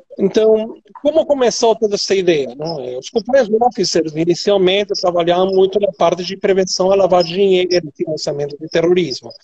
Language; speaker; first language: Portuguese; non-native, fluent; Spanish